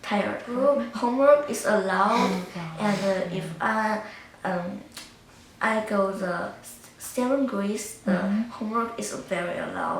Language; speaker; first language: English; non-native, learner; Chinese